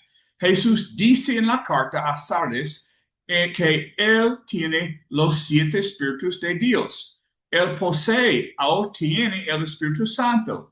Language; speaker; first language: Spanish; non-native, learner; English